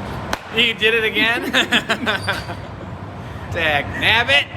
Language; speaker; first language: English; native; English